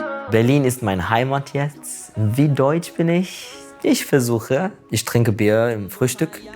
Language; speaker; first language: German; non-native, learner; Turkish